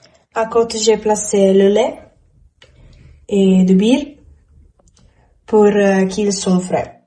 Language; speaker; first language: French; non-native, learner; Italian